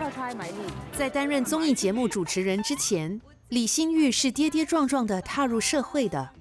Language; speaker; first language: Chinese; native; Chinese